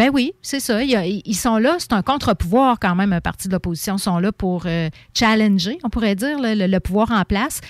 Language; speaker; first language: French; native; French